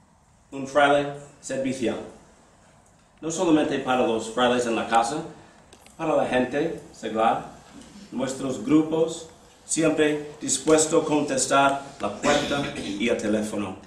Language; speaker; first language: Spanish; non-native, fluent; English